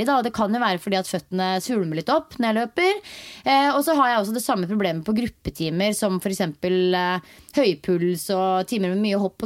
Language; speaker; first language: Norwegian; native; Norwegian